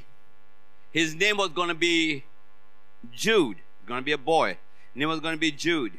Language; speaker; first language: English; non-native, local second language; Hindi